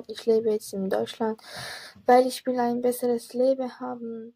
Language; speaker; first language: German; non-native, learner; Persian